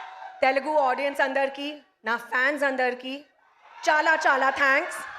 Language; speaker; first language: Telugu; non-native, learner; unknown